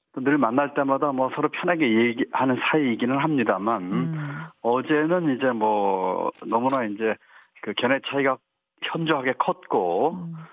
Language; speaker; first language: Korean; native; Korean